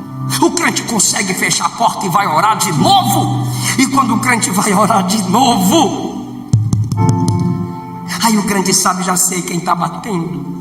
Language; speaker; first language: Portuguese; native; Portuguese